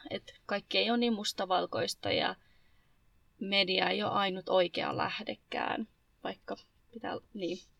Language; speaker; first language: Finnish; early bilingual, other home language; Arabic